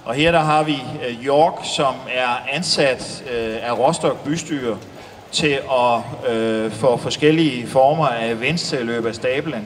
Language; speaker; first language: Danish; native; Danish